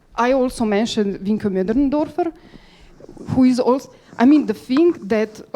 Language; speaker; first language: English; non-native, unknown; Slovenian